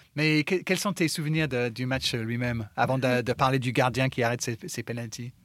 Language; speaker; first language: French; non-native, fluent; English